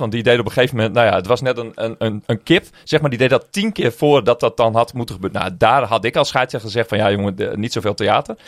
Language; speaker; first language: Dutch; native; Dutch